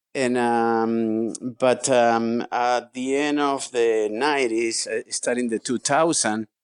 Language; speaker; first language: English; non-native, fluent; Spanish